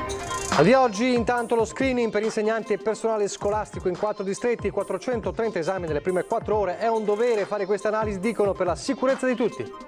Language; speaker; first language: Italian; native; Italian